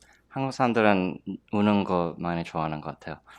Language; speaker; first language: Korean; early bilingual, heritage; English